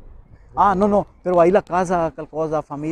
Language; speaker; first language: Italian; non-native, fluent; Urdu